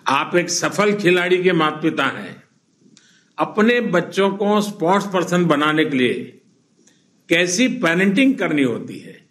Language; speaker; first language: Hindi; non-native, local second language; Gujarati